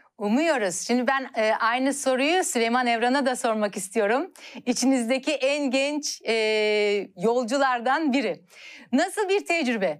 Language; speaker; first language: Turkish; native; Turkish